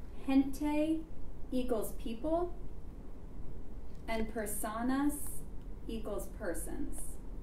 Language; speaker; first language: English; native; English